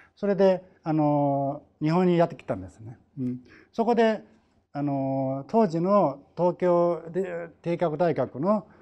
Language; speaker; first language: Japanese; non-native, fluent; Chinese